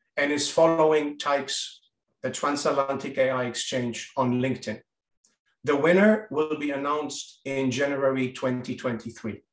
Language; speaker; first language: English; non-native, fluent; German